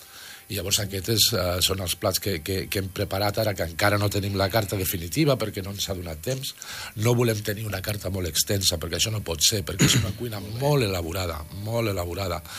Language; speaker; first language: Catalan; native; Catalan